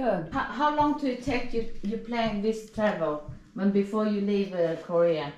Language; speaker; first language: English; non-native, learner; Swedish